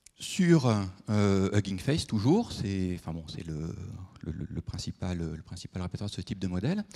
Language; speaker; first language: French; native; French